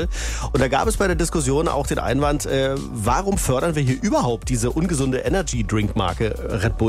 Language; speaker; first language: German; native; German